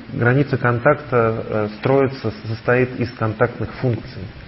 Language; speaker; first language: Russian; native; Russian